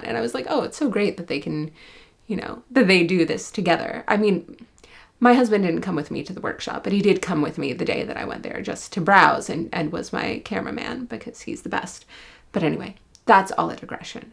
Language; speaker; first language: English; native; English